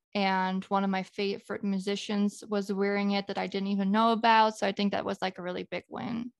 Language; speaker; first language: English; non-native, fluent; Dutch